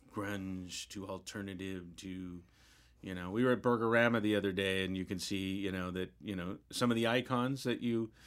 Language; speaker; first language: English; native; English